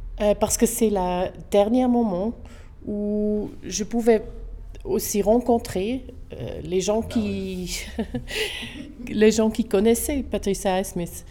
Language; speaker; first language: French; non-native, local second language; German